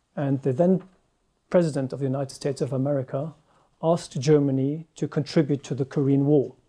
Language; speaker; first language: English; non-native, fluent; German